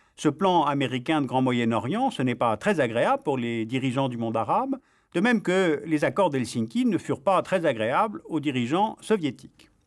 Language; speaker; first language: French; native; French